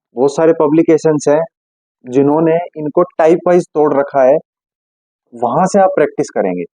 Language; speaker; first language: Hindi; native; Hindi